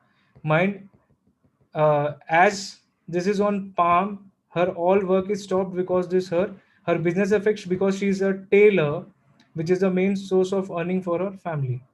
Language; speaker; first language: English; non-native, local second language; Hindi